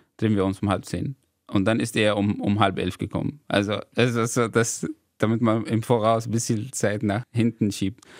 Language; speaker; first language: German; non-native, fluent; Arabic